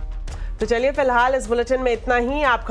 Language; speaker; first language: Hindi; native; Hindi